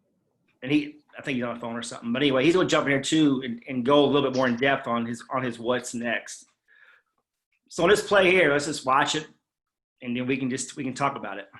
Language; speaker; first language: English; native; English